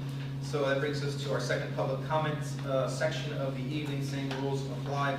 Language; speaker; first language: English; native; English